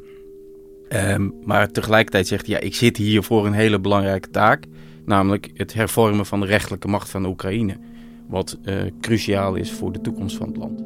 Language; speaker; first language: Dutch; native; Dutch